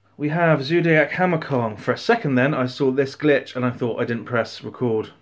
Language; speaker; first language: English; native; English